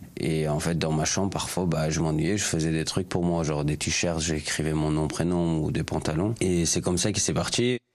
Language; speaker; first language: French; early bilingual, other home language; Persian